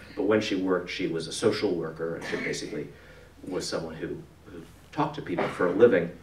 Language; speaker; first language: English; native; English